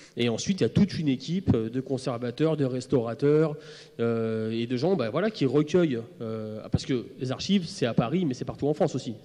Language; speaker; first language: French; native; French